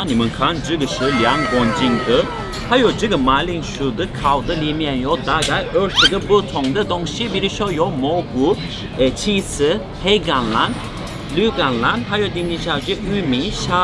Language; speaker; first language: Chinese; non-native, learner; Turkish